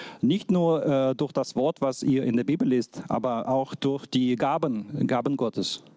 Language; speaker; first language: German; non-native, fluent; Russian